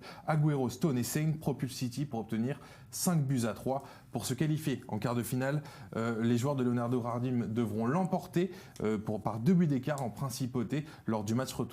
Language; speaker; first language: French; native; French